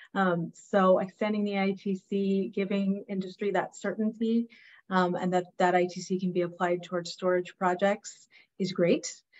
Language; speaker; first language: English; native; English